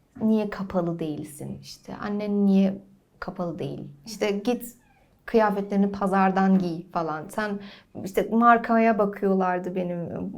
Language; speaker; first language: Turkish; early bilingual, heritage; Turkish